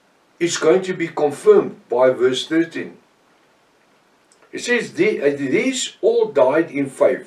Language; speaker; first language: English; non-native, local second language; Afrikaans